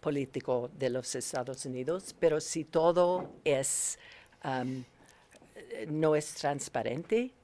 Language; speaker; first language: Spanish; non-native, learner; English